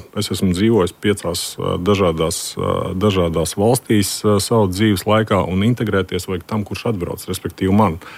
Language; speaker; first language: Latvian; native; Latvian